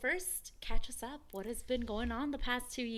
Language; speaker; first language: English; early bilingual, other home language; Spanish